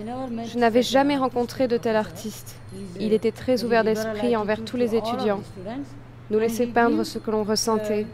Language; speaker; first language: French; non-native, fluent; Malayalam